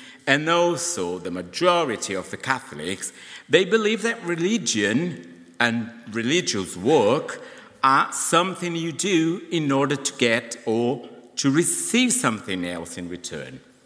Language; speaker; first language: English; non-native, fluent; Portuguese